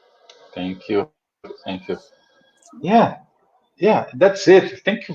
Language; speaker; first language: English; non-native, fluent; Portuguese